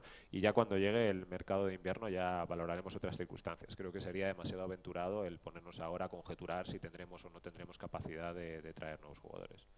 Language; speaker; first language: Spanish; native; Spanish